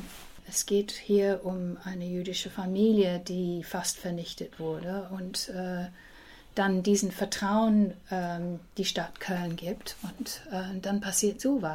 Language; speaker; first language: German; early bilingual, heritage; English